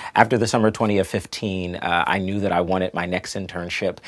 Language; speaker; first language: English; native; English